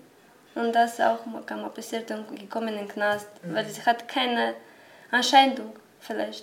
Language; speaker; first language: German; non-native, learner; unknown